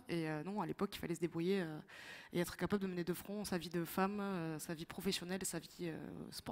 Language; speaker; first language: French; native; French